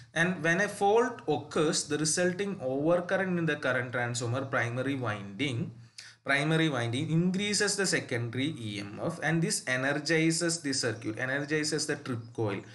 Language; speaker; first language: English; non-native, local second language; Malayalam